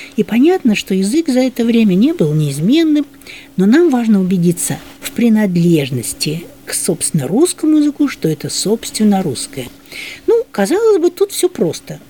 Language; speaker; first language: Russian; native; Russian